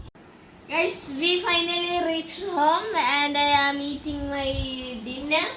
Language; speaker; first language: English; non-native, learner; Malayalam